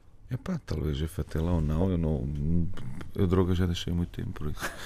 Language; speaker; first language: Portuguese; non-native, fluent; Bosnian